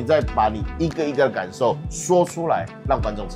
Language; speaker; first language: Chinese; native; Chinese